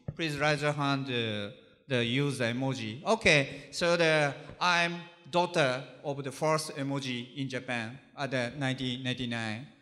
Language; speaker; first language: English; non-native, learner; Japanese